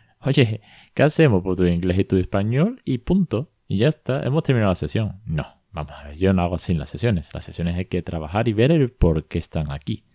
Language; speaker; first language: Spanish; native; Spanish